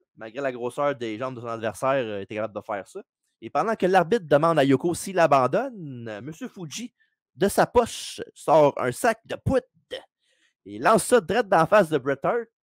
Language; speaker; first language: French; native; French